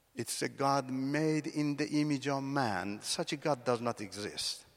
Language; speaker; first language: English; non-native, fluent; Persian